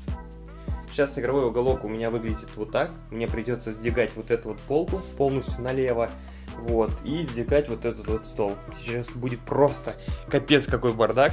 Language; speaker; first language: Russian; native; Russian